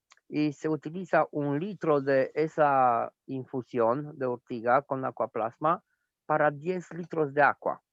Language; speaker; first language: Spanish; non-native, fluent; Romanian